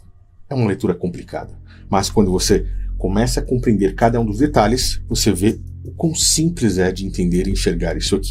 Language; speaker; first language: Portuguese; native; Portuguese